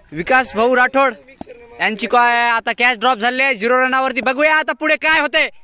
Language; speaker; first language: Marathi; non-native, local second language; Lambadi